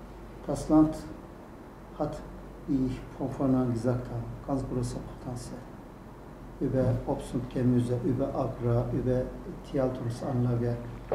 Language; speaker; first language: German; non-native, learner; Turkish